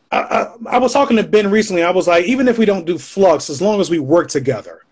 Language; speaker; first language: English; native; English